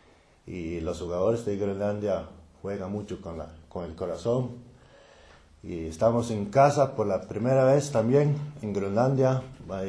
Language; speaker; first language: Spanish; non-native, learner; Danish